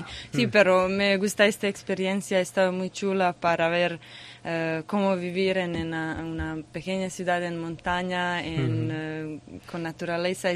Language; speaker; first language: Spanish; non-native, learner; Croatian